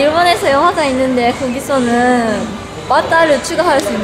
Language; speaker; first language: Korean; non-native, learner; Japanese